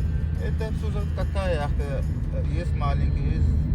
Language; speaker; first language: Russian; non-native, learner; Arabic